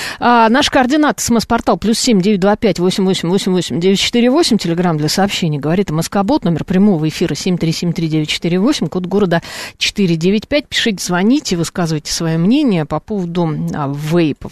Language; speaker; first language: Russian; native; Russian